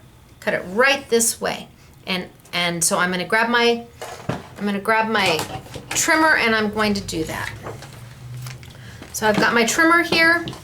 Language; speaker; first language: English; native; English